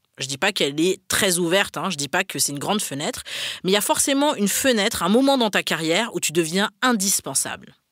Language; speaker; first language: French; native; French